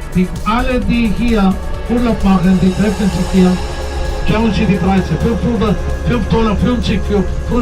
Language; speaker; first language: German; non-native, fluent; Spanish